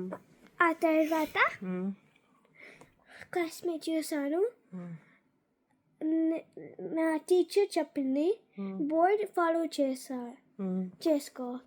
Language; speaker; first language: Telugu; early bilingual, heritage; Telugu